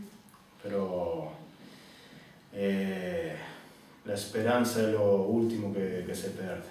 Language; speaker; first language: Italian; non-native, learner; Spanish